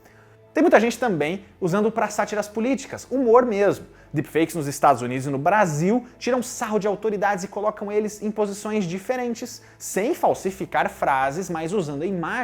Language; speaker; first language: Portuguese; native; Portuguese